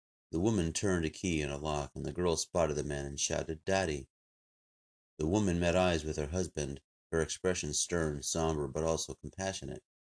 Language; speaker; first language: English; native; English